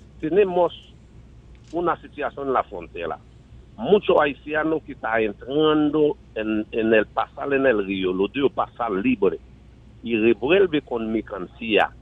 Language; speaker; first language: Spanish; non-native, learner; Haitian Creole